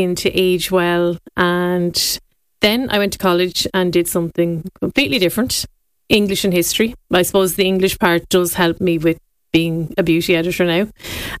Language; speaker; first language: English; native; English